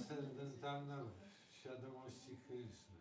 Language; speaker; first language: Polish; native; Polish